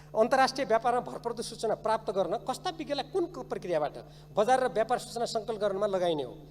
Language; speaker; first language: Nepali; native; Nepali